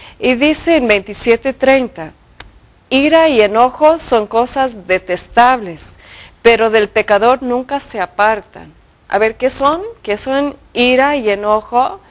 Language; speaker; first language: Spanish; early bilingual, other home language; English